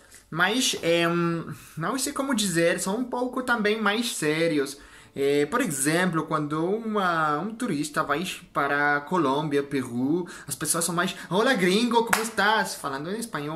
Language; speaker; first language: Portuguese; non-native, learner; French